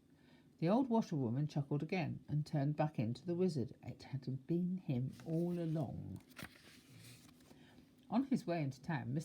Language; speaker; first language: English; native; English